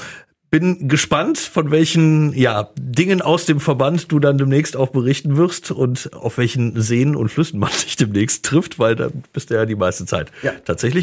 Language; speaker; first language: German; native; German